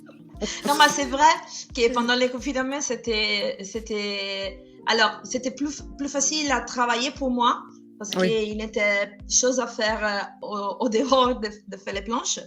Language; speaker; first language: French; non-native, fluent; Italian